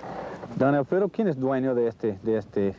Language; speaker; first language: Spanish; non-native, learner; English